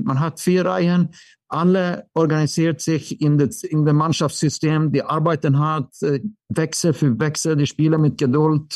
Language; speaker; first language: German; non-native, fluent; Swedish